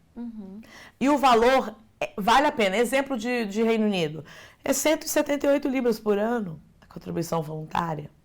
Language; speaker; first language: Portuguese; native; Portuguese